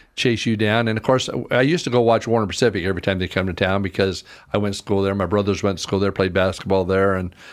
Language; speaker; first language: English; native; English